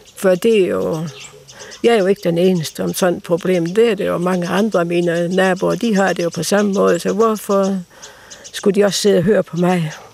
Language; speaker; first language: Danish; native; Danish